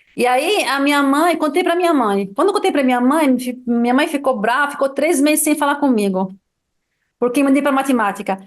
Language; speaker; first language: Portuguese; non-native, fluent; Arabic